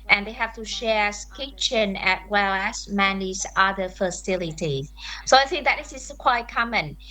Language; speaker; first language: English; non-native, fluent; Vietnamese